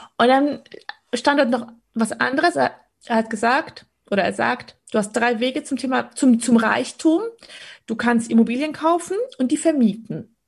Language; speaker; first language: German; early bilingual, other home language; Polish